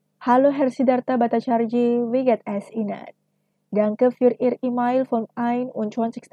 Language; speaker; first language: German; non-native, fluent; Indonesian